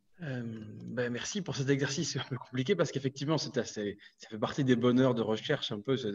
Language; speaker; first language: French; native; French